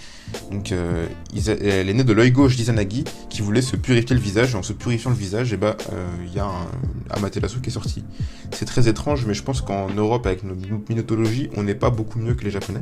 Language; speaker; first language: French; native; French